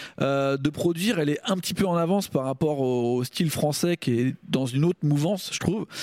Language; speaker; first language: French; native; French